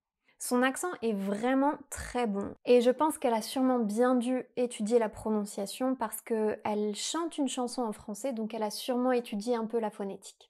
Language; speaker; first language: French; native; French